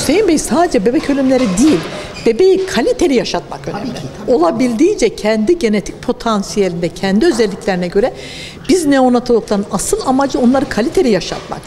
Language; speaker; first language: Turkish; native; Turkish